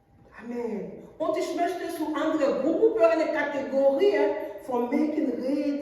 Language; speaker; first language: German; non-native, learner; French